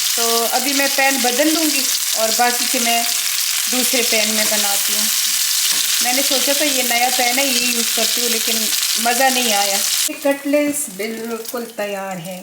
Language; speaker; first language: Urdu; non-native, local second language; Pashto